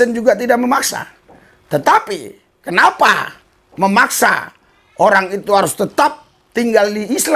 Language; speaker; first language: Indonesian; native; Indonesian